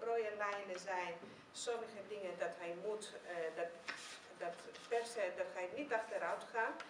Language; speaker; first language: Dutch; non-native, fluent; Greek